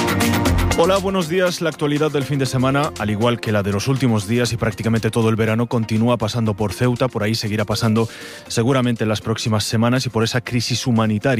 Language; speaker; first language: Spanish; native; Spanish